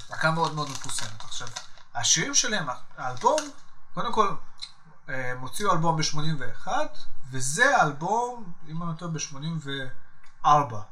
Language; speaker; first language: Hebrew; native; Hebrew